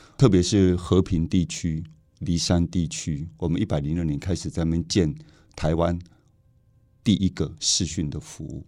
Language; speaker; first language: Chinese; native; Chinese